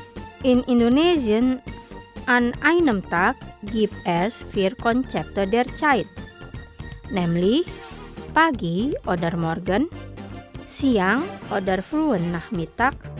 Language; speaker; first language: German; non-native, fluent; Indonesian